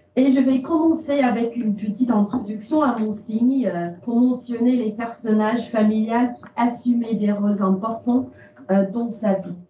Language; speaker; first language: French; non-native, fluent; English